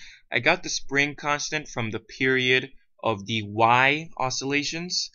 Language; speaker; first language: English; native; English